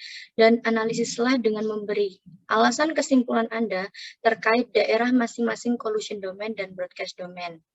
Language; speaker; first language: Indonesian; native; Indonesian